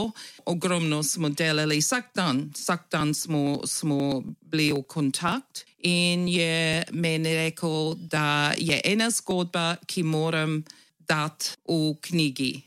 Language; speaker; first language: Slovenian; early bilingual, heritage; English